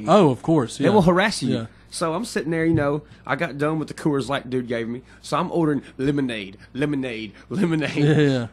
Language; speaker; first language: English; native; English